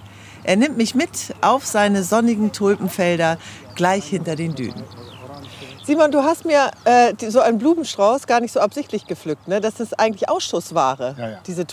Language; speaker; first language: German; native; German